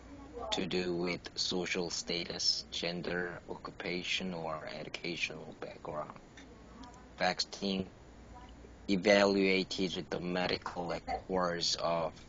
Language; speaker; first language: English; non-native, learner; Korean